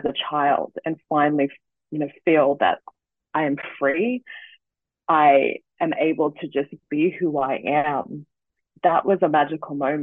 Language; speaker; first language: English; native; English